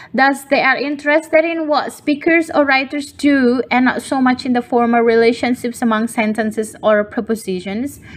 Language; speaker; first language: English; non-native, fluent; Indonesian